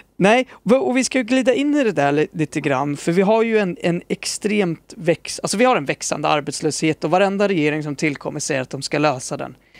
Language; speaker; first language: Swedish; native; Swedish